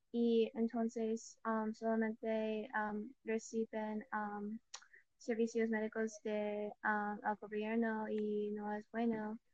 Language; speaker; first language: Spanish; non-native, learner; English